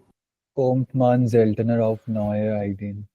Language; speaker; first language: German; non-native, learner; Hindi